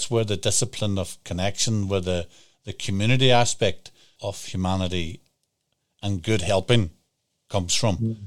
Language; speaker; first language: English; native; English